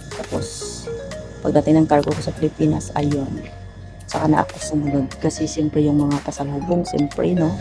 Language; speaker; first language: Filipino; non-native, local second language; Cebuano